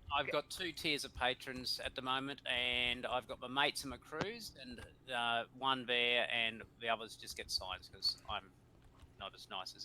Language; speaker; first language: English; native; English